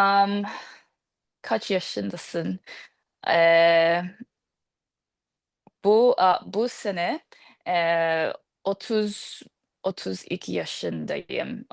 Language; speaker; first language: Turkish; non-native, learner; English